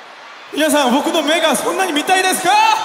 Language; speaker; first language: Japanese; non-native, fluent; Korean